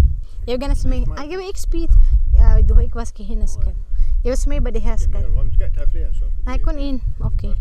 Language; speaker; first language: Danish; non-native, learner; Filipino